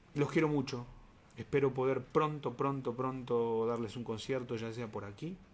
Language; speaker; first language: Spanish; native; Spanish